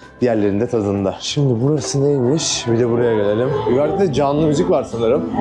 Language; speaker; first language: Turkish; native; Turkish